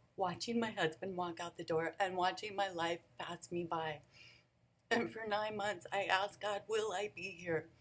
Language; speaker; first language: English; native; English